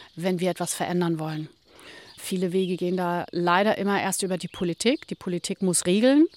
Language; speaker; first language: German; native; German